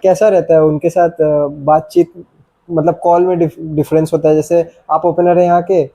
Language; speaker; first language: Hindi; non-native, local second language; Bangla